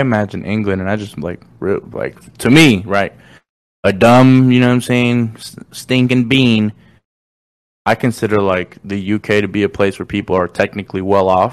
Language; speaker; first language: English; non-native, fluent; Spanish